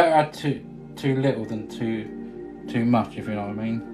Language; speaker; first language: English; native; English